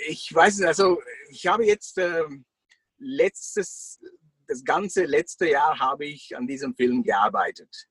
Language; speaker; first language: German; non-native, fluent; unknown